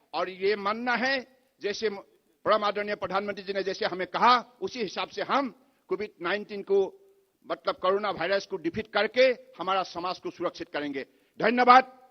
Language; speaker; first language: Hindi; non-native, local second language; Assamese